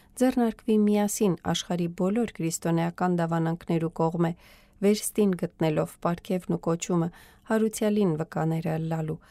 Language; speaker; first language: Armenian; native; Armenian